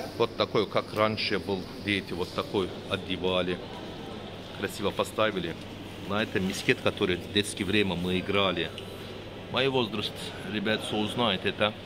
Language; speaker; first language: Russian; non-native, learner; Turkish